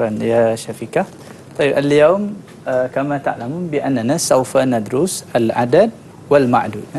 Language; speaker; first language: Arabic; non-native, fluent; Malay